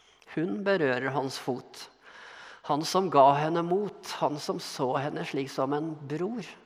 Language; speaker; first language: Norwegian; native; Norwegian